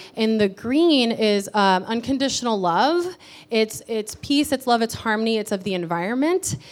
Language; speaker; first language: English; early bilingual, other home language; Spanish